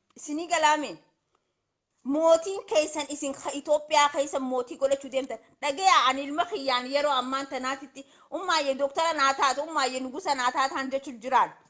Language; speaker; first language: Oromo; native; Oromo